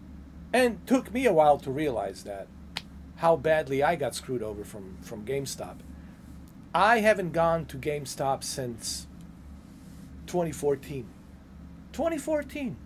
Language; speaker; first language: English; native; English